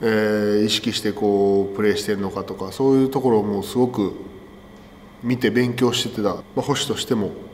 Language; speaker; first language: Japanese; native; Japanese